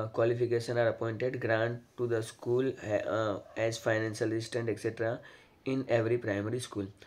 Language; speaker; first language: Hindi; non-native, local second language; Gujarati